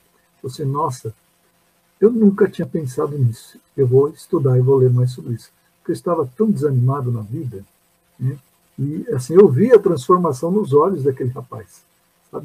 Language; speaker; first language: Portuguese; native; Portuguese